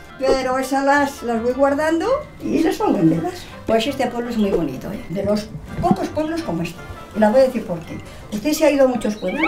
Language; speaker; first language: Spanish; native; Spanish